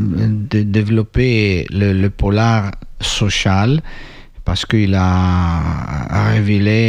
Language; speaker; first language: French; non-native, fluent; Italian